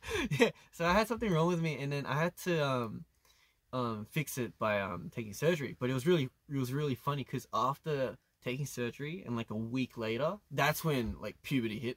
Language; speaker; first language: English; early bilingual, other home language; Korean